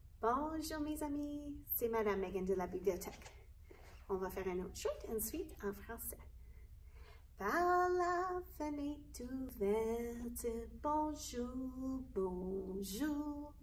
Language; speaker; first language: French; non-native, fluent; English